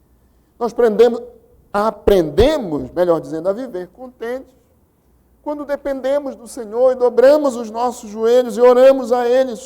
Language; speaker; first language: Portuguese; native; Portuguese